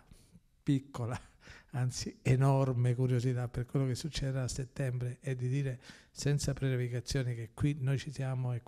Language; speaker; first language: Italian; native; Italian